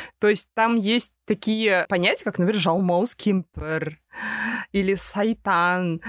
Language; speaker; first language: Russian; native; Russian